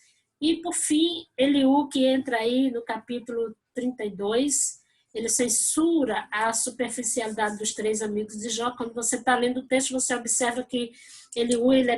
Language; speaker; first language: Portuguese; native; Portuguese